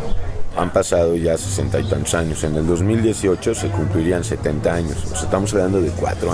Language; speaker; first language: Spanish; native; Spanish